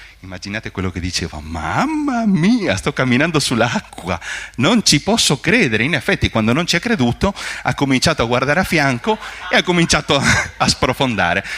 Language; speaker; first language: Italian; non-native, fluent; Spanish